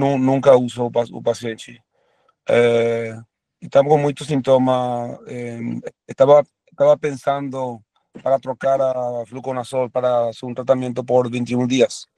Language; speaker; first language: Portuguese; non-native, learner; Spanish